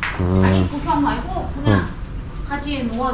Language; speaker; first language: Korean; non-native, learner; Thai